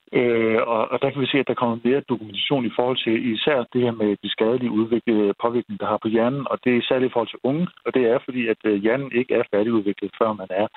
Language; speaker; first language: Danish; native; Danish